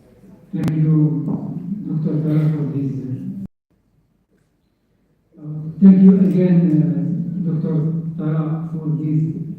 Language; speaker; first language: English; non-native, fluent; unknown